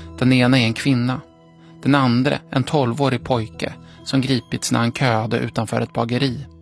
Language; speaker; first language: Swedish; native; Swedish